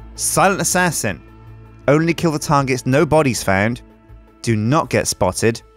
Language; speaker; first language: English; native; English